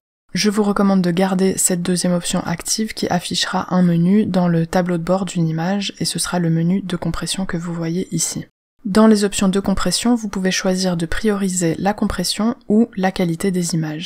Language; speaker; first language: French; native; French